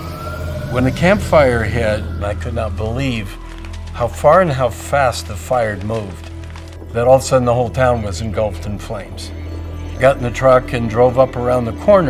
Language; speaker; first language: English; native; English